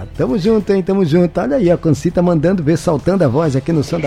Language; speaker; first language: Portuguese; native; Portuguese